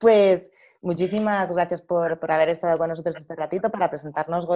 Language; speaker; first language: Spanish; native; Spanish